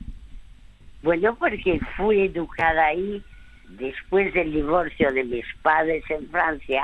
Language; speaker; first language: Spanish; early bilingual, other home language; French